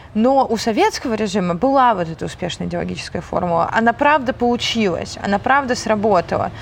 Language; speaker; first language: Russian; native; Russian